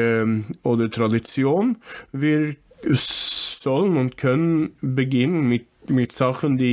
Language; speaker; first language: German; non-native, fluent; English